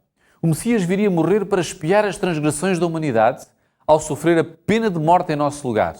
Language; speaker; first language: Portuguese; native; Portuguese